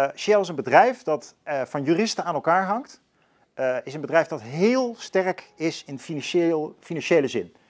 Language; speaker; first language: Dutch; native; Dutch